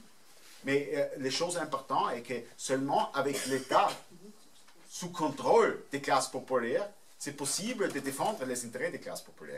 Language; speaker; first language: French; non-native, fluent; German